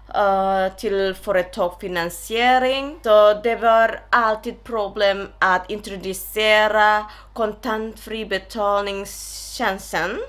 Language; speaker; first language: Swedish; non-native, learner; Indonesian